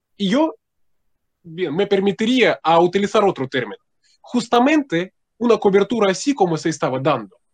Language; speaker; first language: Spanish; non-native, fluent; Russian